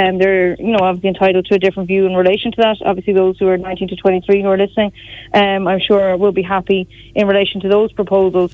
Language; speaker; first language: English; native; English